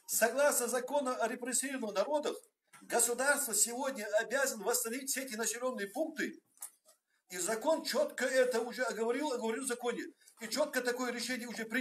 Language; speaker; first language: Russian; non-native, local second language; Ingush